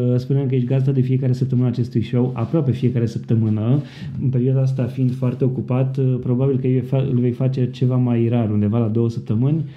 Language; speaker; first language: Romanian; native; Romanian